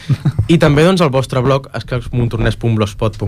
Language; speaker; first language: Catalan; native; Catalan